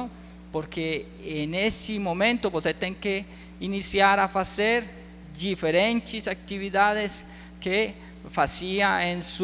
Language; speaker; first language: Portuguese; non-native, learner; Spanish